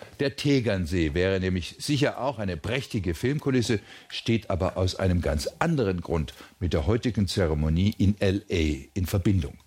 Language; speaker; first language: German; native; German